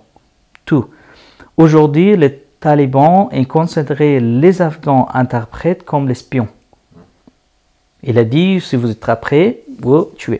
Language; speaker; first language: French; non-native, learner; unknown